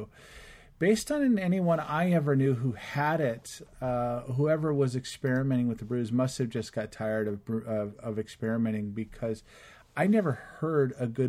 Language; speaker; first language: English; native; English